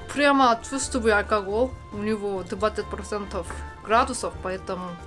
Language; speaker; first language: Russian; non-native, fluent; Korean